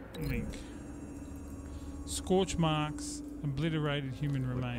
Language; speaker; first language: English; native; English